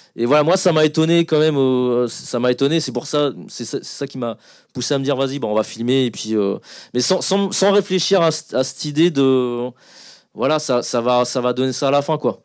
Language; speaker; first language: French; native; French